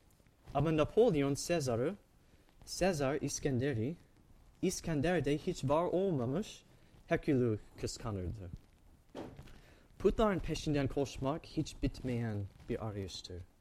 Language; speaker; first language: Turkish; non-native, fluent; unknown